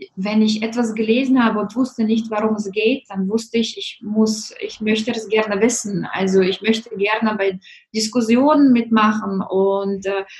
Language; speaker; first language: German; non-native, fluent; Russian